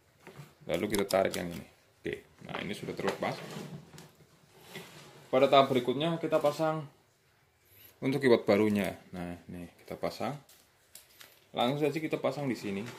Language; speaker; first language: Indonesian; native; Indonesian